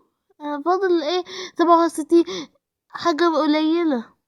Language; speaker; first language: Arabic; native; Arabic